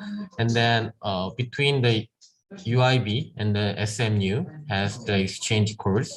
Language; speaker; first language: English; non-native, learner; Korean